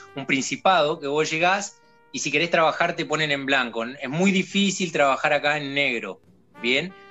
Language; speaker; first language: Spanish; native; Spanish